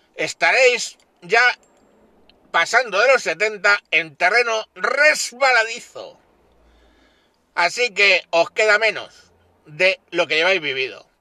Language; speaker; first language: Spanish; native; Spanish